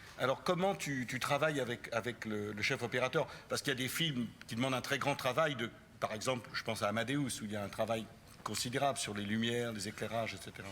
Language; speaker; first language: French; native; French